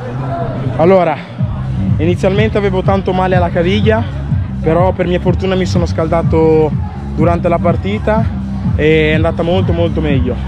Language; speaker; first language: Italian; early bilingual, other home language; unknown